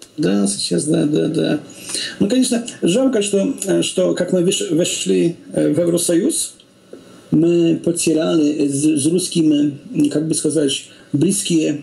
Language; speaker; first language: Russian; non-native, learner; Polish